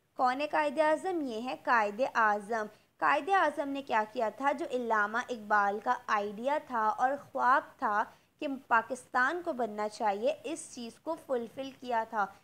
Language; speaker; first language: Urdu; native; Urdu